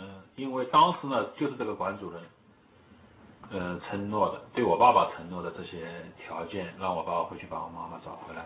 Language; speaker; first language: Chinese; native; Chinese